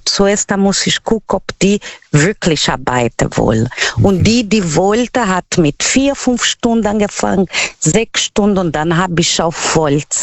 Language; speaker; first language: German; non-native, learner; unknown